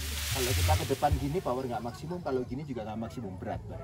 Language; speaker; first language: Indonesian; native; Indonesian